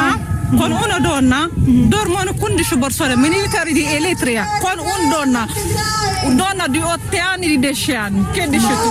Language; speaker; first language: Italian; non-native, learner; Tigrinya